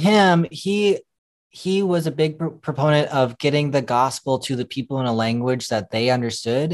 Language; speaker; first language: English; native; English